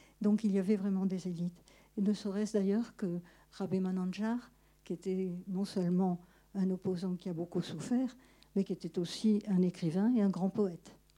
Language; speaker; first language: French; native; French